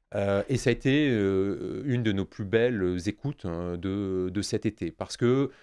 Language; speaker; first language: French; native; French